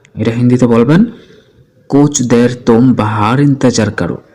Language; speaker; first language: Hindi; non-native, fluent; Bangla